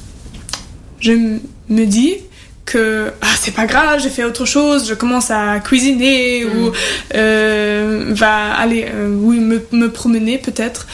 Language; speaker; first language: French; non-native, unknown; German